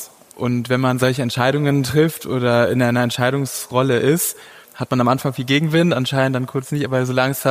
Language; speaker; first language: German; native; German